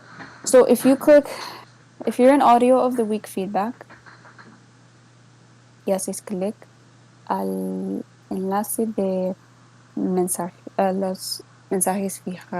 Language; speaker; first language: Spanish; non-native, learner; English